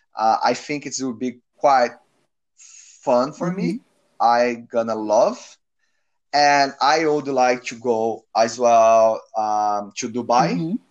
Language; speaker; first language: English; non-native, learner; Portuguese